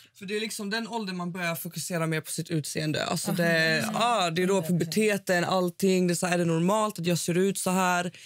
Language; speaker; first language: Swedish; early bilingual, other home language; Spanish